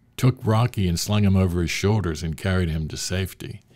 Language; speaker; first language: English; native; English